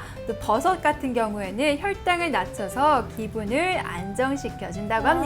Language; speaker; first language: Korean; native; Korean